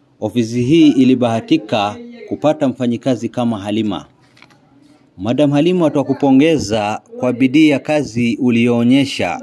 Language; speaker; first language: Swahili; non-native, local second language; Oromo